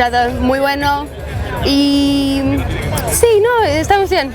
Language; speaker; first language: Spanish; non-native, learner; English